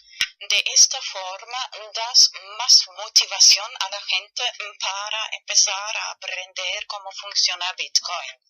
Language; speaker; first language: Spanish; non-native, fluent; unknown